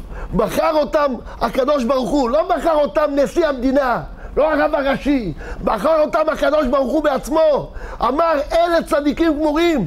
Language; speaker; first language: Hebrew; native; Hebrew